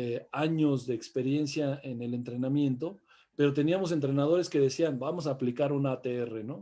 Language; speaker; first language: Spanish; native; Spanish